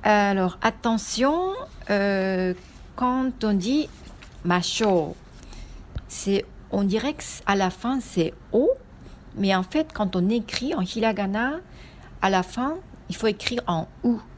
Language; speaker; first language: French; non-native, fluent; Japanese